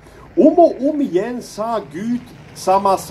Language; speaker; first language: Swedish; non-native, learner; German